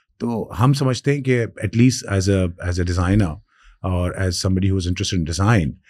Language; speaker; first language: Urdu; non-native, local second language; Sindhi